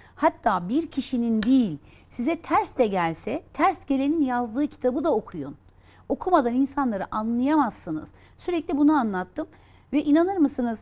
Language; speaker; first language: Turkish; native; Turkish